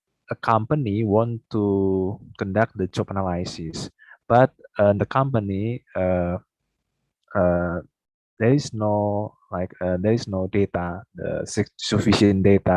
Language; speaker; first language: English; non-native, fluent; Indonesian